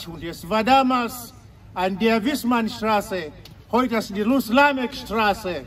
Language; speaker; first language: German; non-native, learner; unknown